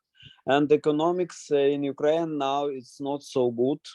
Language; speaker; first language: English; non-native, learner; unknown